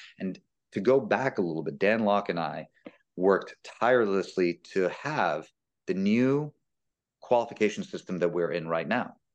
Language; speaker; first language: English; early bilingual, other home language; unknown